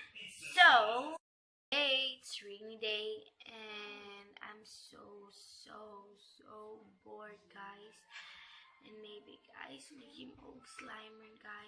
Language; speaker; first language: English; non-native, local second language; Cebuano